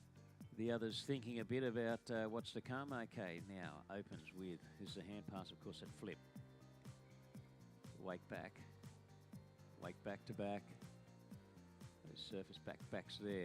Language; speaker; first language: English; native; English